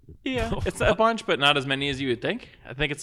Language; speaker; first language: English; native; English